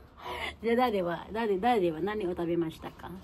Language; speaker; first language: Japanese; non-native, learner; Filipino